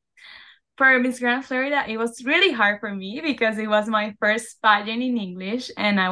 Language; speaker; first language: English; non-native, fluent; Spanish